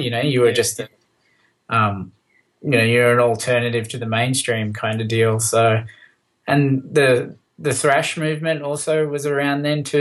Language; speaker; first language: English; native; English